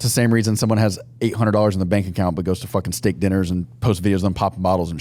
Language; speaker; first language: English; native; English